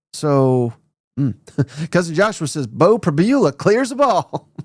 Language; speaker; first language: English; native; English